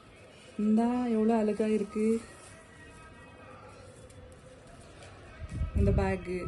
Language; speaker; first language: Tamil; non-native, local second language; Urdu